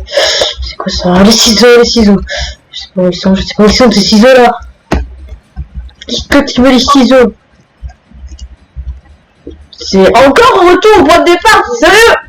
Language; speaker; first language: French; native; French